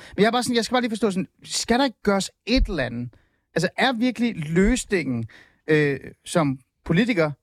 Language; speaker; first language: Danish; native; Danish